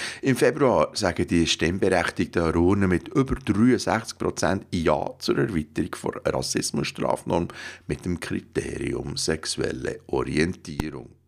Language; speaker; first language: German; native; German